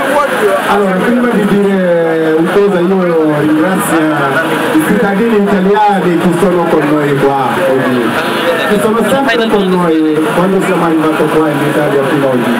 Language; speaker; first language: Italian; non-native, learner; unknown